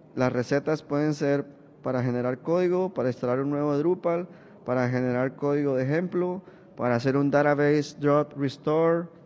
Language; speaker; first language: Spanish; native; Spanish